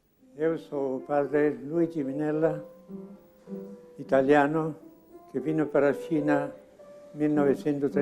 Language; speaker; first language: Portuguese; non-native, fluent; Italian